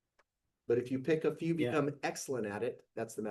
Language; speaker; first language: English; native; English